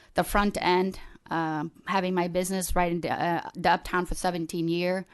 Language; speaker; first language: English; early bilingual, other home language; Khmer